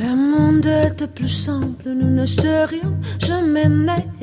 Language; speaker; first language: Spanish; native; Spanish